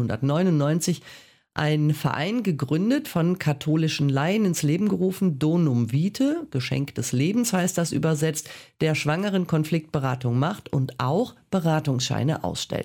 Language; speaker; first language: German; native; German